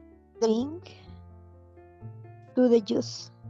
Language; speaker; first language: English; non-native, learner; Spanish